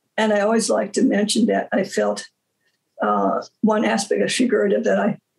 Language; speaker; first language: English; native; English